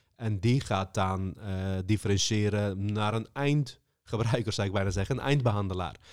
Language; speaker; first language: Dutch; early bilingual, other home language; Armenian